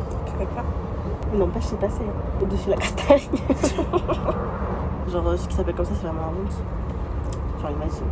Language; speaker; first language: French; native; French